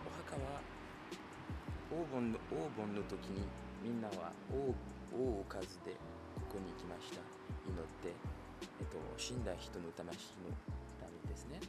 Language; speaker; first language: Japanese; non-native, fluent; French